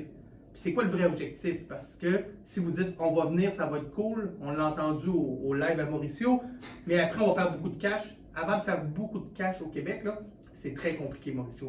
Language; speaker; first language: French; native; French